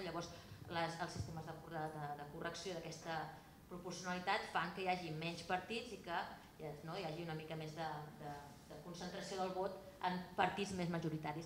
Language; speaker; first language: Catalan; native; Catalan